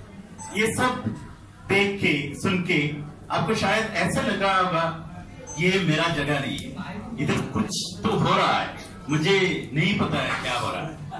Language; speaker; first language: Hindi; non-native, fluent; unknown